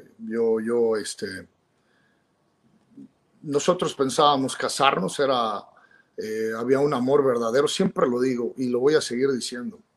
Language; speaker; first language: Spanish; native; Spanish